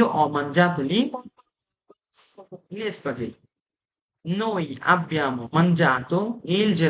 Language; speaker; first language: Italian; non-native, fluent; Bangla